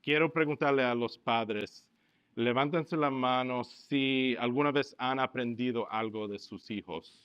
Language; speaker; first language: Spanish; early bilingual, heritage; Spanish